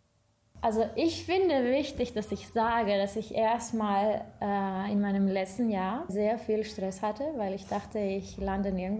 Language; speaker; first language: German; non-native, fluent; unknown